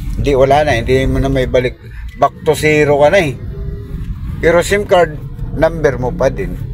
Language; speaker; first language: Filipino; native; Filipino